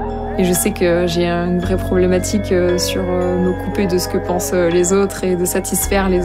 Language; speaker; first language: French; native; French